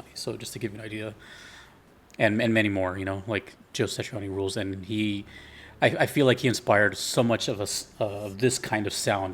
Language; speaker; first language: English; native; English